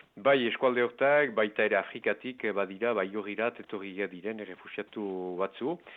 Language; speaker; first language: Basque; native; Basque